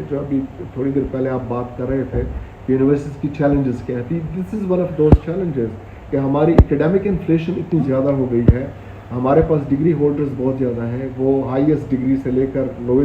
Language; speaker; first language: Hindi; non-native, local second language; Pashto